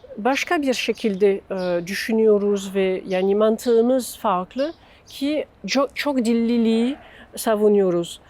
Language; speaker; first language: Turkish; non-native, fluent; French